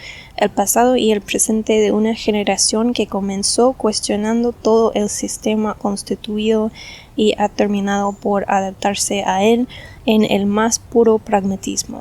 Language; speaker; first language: Spanish; non-native, fluent; English